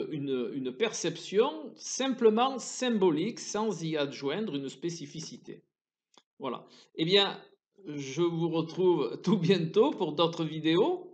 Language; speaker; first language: French; native; French